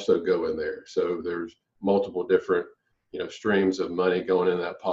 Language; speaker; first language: English; native; English